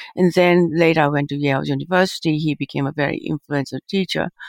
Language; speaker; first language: English; early bilingual, other home language; Japanese